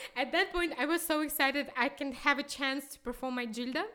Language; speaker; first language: English; non-native, fluent; Ukrainian